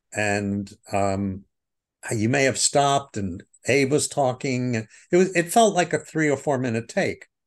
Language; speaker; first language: English; native; English